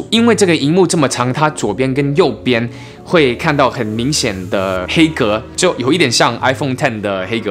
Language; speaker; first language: Chinese; early bilingual, heritage; English